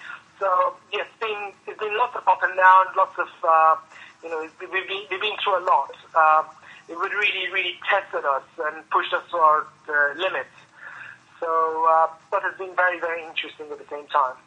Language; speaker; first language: English; non-native, fluent; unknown